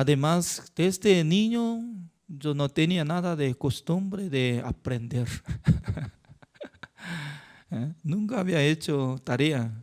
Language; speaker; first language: Spanish; non-native, learner; Korean